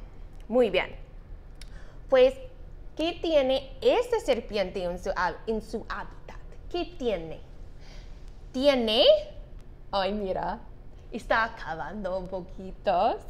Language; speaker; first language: Spanish; non-native, fluent; English